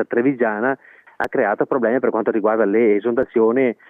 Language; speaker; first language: Italian; native; Italian